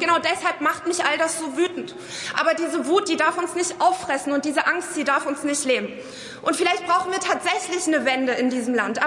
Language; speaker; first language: German; early bilingual, other home language; Arabic